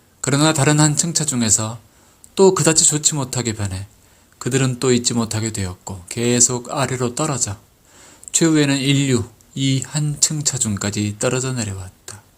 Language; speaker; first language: Korean; native; Korean